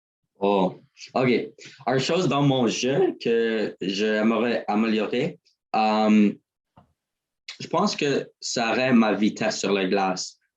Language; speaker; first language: French; non-native, learner; English